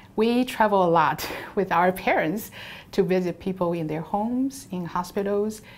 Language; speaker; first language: English; non-native, fluent; Chinese